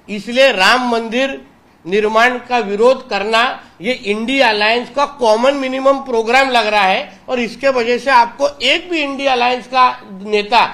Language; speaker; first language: Hindi; non-native, local second language; Marathi